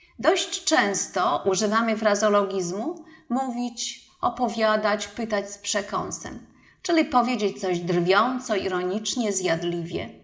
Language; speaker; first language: Polish; native; Polish